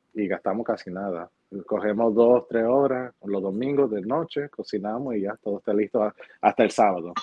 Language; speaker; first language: Spanish; early bilingual, heritage; Spanish